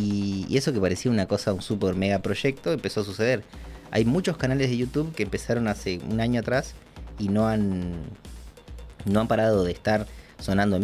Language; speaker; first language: Spanish; native; Spanish